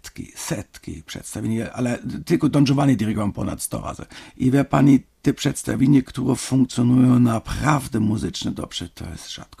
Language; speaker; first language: Polish; non-native, fluent; German